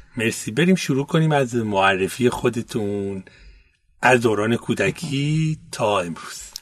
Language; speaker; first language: Persian; native; Persian